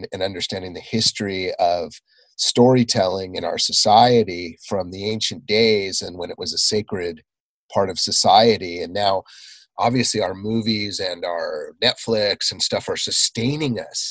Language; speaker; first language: English; native; English